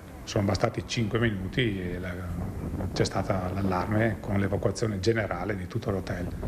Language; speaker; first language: Italian; native; Italian